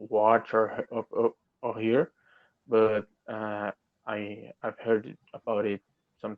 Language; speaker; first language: English; non-native, learner; Portuguese